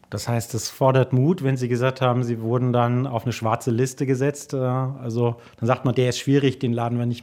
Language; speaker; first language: German; native; German